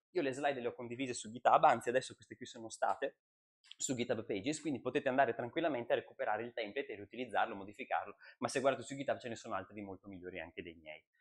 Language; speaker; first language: Italian; native; Italian